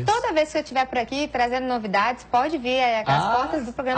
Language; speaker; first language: Portuguese; native; Portuguese